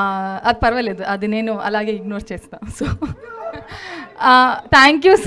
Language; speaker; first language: Telugu; non-native, local second language; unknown